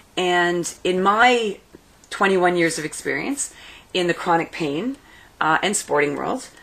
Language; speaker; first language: English; native; English